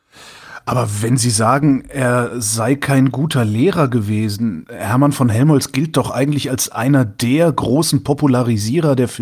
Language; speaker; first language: German; native; German